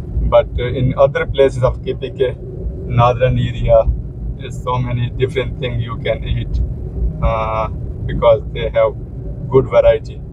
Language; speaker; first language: English; non-native, learner; Pashto